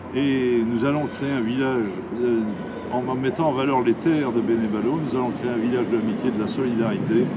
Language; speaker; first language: French; native; French